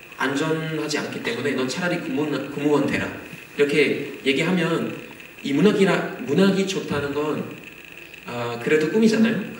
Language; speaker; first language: Korean; non-native, fluent; German